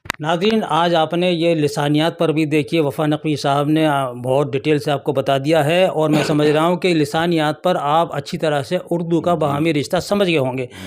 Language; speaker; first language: Urdu; native; Urdu